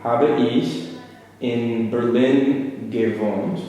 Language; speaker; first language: German; non-native, learner; English